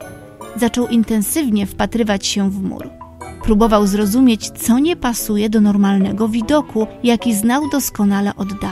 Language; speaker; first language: Polish; native; Polish